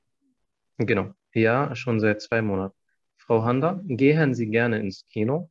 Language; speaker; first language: German; non-native, fluent; Arabic